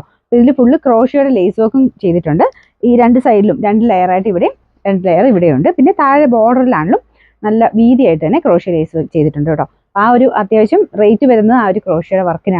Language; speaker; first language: Malayalam; native; Malayalam